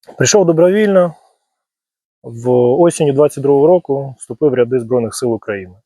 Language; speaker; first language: Ukrainian; non-native, local second language; Russian